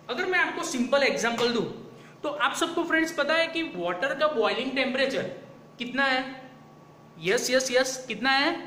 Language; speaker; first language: Hindi; non-native, local second language; Gujarati